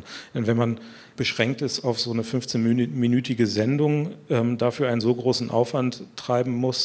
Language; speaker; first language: German; native; German